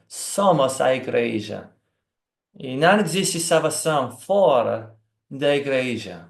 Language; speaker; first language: Portuguese; non-native, fluent; English